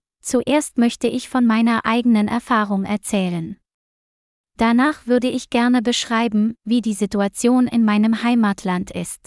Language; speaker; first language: German; non-native, learner; Vietnamese